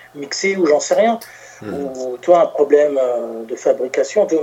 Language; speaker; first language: French; native; French